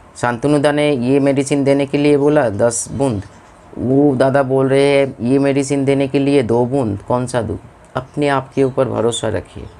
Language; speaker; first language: Hindi; non-native, local second language; Bangla